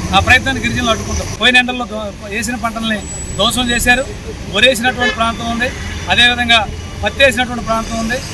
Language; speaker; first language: Telugu; native; Telugu